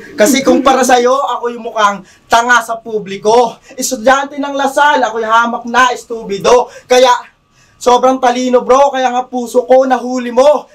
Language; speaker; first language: Filipino; native; Filipino